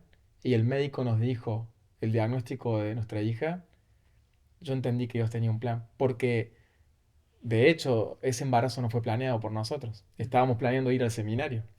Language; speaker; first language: Spanish; native; Spanish